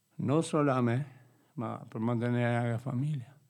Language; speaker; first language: Italian; non-native, fluent; Albanian